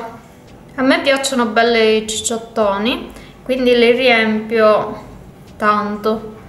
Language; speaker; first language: Italian; native; Italian